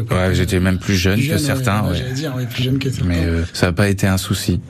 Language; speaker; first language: French; native; French